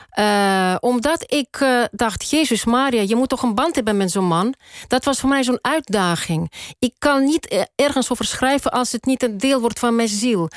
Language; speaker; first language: Dutch; non-native, fluent; Russian